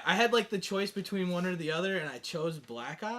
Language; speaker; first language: English; native; English